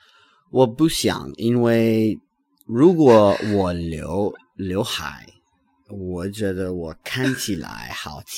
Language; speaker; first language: Chinese; non-native, learner; English